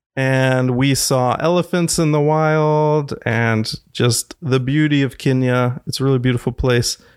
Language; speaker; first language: English; native; English